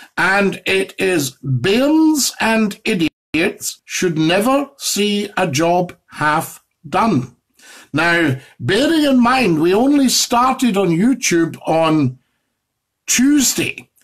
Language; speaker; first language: English; native; English